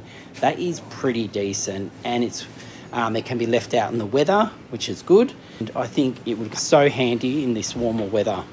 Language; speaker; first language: English; native; English